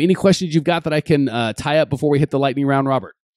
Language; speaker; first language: English; native; English